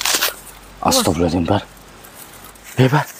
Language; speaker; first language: Indonesian; native; Indonesian